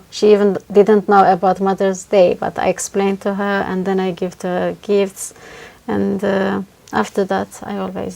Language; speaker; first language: English; non-native, learner; Turkish